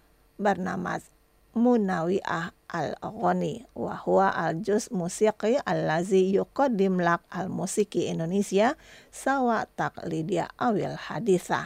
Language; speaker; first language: Arabic; non-native, fluent; Indonesian